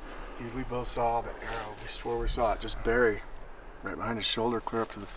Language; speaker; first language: English; native; English